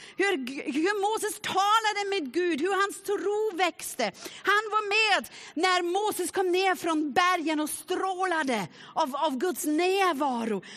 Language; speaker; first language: Swedish; non-native, fluent; German